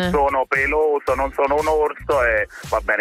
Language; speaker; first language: Italian; native; Italian